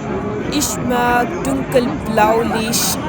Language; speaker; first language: German; non-native, learner; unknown